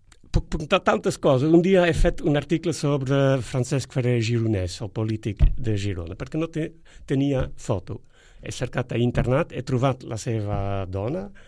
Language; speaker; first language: Catalan; non-native, fluent; Dutch